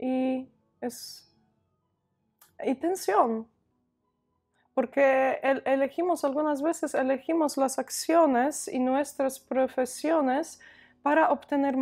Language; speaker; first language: Spanish; non-native, fluent; Polish